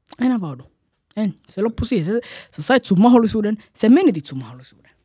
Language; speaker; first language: Finnish; early bilingual, other home language; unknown